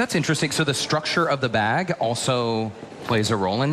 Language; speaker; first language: English; native; English